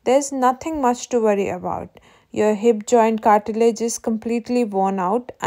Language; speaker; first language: English; non-native, local second language; Punjabi